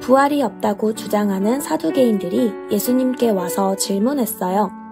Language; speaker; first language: Korean; native; Korean